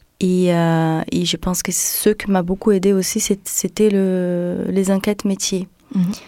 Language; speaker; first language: French; non-native, fluent; Portuguese